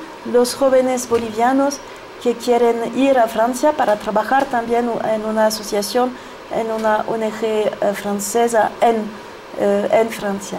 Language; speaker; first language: Spanish; non-native, fluent; French